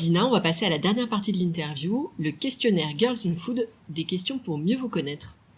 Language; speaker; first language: French; native; French